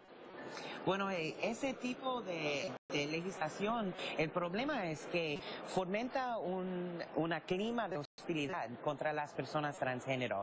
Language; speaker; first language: Spanish; early bilingual, heritage; English